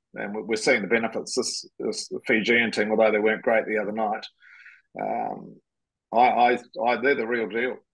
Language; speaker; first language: English; native; English